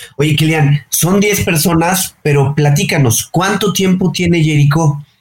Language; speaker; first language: Spanish; native; Spanish